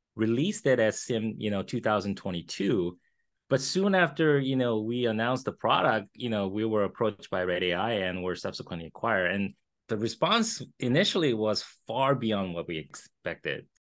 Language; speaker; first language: English; early bilingual, other home language; Korean